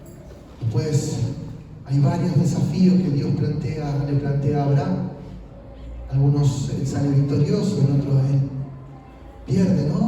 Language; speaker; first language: Spanish; native; Spanish